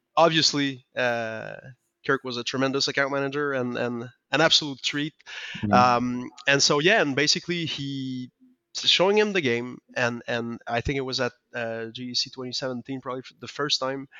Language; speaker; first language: English; non-native, fluent; French